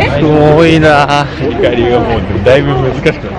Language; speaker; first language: Japanese; native; Japanese